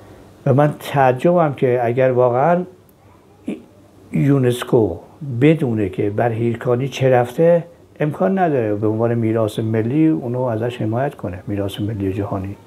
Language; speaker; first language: Persian; native; Persian